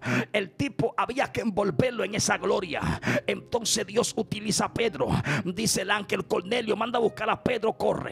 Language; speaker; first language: Spanish; native; Spanish